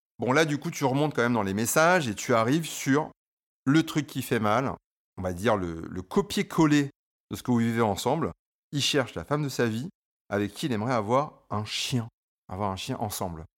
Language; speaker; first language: French; native; French